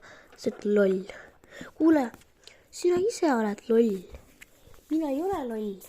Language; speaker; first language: Estonian; non-native, local second language; Russian